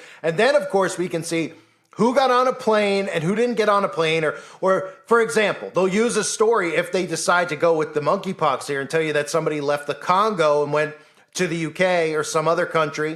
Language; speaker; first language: English; native; English